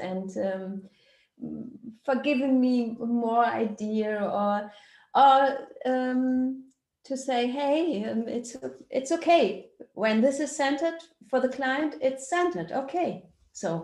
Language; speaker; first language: English; non-native, learner; German